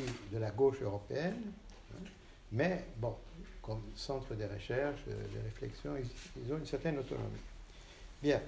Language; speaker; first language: French; non-native, fluent; Portuguese